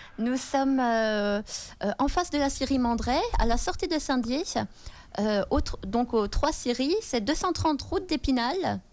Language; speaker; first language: French; native; French